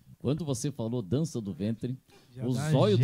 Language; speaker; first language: Portuguese; native; Portuguese